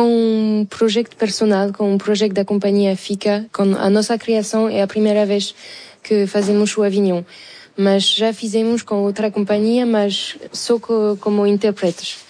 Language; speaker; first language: Portuguese; non-native, learner; French